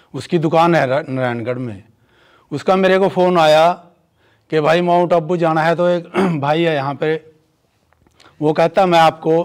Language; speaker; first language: Hindi; native; Hindi